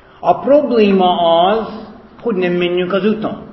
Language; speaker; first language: Hungarian; non-native, fluent; English